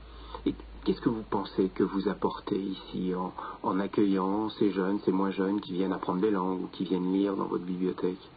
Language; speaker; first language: French; native; French